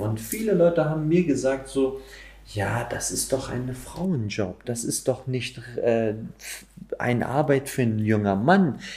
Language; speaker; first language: German; non-native, fluent; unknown